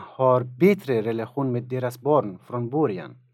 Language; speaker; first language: Swedish; non-native, fluent; Persian